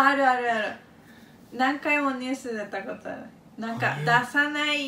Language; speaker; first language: Japanese; non-native, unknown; Spanish